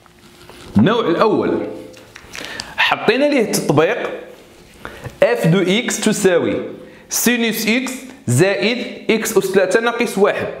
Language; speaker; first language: Arabic; native; Arabic